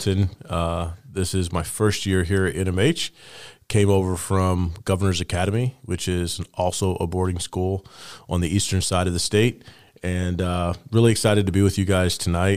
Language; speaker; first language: English; native; English